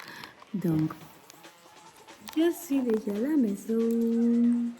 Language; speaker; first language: French; non-native, fluent; Spanish